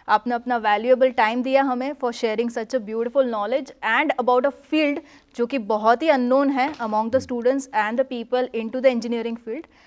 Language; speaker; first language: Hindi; non-native, local second language; Gujarati